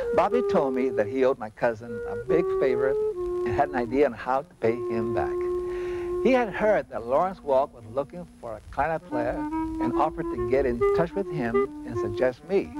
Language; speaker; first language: English; native; English